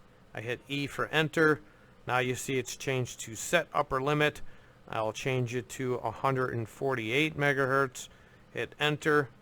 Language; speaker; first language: English; native; English